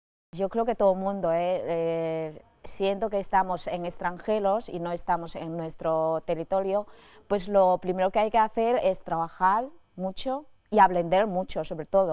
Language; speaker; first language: Spanish; non-native, fluent; Chinese